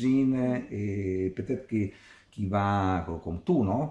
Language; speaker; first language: French; non-native, learner; Italian